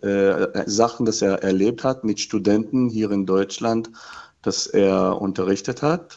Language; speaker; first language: German; non-native, fluent; Hebrew